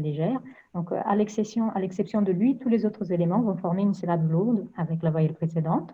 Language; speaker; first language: French; non-native, fluent; Portuguese